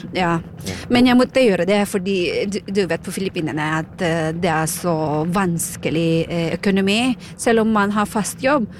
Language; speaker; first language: Norwegian; non-native, fluent; Filipino